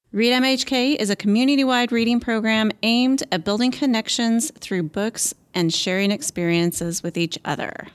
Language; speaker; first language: English; native; English